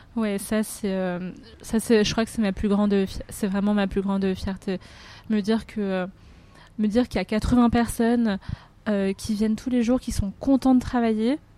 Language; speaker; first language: French; native; French